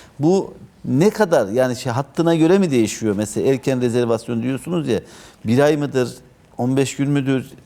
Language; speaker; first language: Turkish; native; Turkish